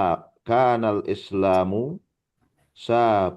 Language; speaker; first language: Arabic; non-native, learner; Indonesian